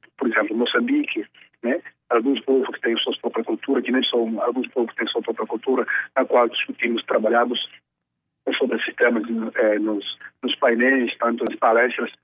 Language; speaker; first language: Portuguese; non-native, local second language; Upper Guinea Crioulo